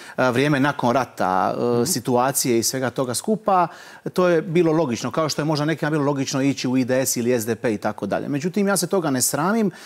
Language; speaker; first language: Croatian; native; Croatian